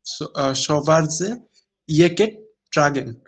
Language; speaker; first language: German; non-native, learner; Bangla